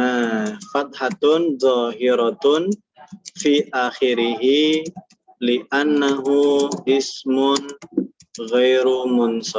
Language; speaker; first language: Arabic; non-native, fluent; Indonesian